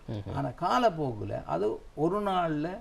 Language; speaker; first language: Tamil; native; Tamil